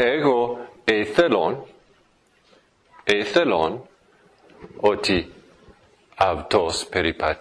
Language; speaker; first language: Greek; non-native, fluent; English